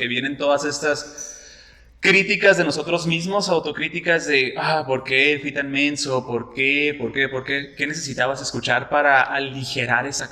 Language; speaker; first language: Spanish; native; Spanish